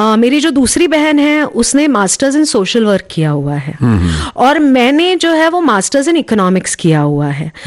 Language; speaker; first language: Hindi; non-native, local second language; Marathi